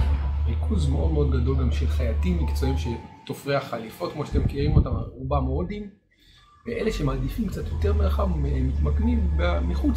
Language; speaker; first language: Hebrew; native; Hebrew